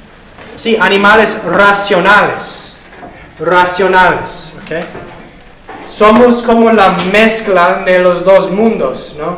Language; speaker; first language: Spanish; non-native, fluent; English